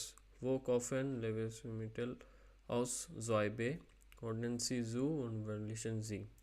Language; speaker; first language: German; non-native, learner; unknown